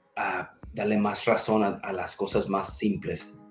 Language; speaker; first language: Spanish; early bilingual, heritage; Spanish